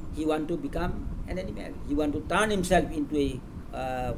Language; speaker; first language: English; non-native, local second language; Assamese